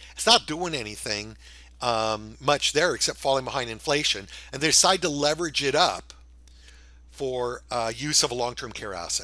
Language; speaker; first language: English; native; English